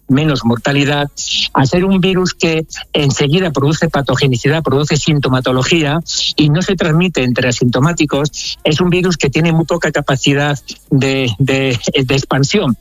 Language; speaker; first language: Spanish; native; Spanish